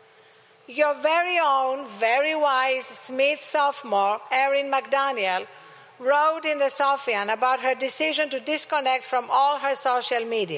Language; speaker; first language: English; non-native, fluent; Greek